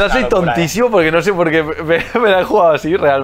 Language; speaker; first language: Spanish; native; Spanish